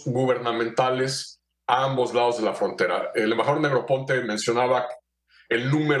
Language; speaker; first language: Spanish; native; Spanish